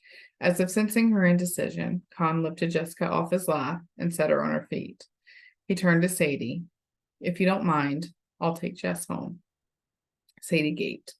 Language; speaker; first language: English; native; English